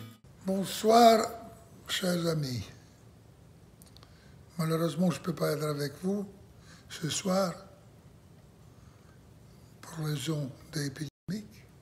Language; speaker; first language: French; non-native, learner; Russian